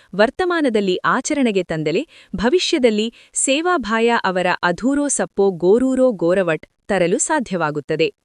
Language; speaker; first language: Kannada; non-native, local second language; Lambadi